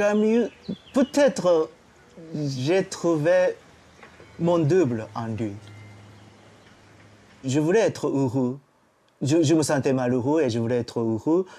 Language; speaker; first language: French; non-native, fluent; Japanese